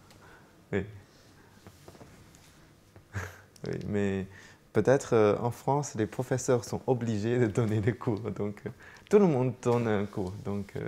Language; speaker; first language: French; non-native, fluent; Chinese